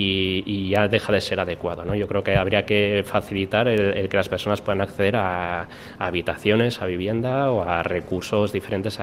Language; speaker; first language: Spanish; native; Spanish